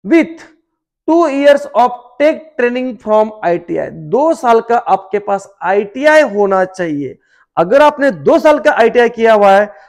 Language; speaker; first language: Hindi; non-native, local second language; Marathi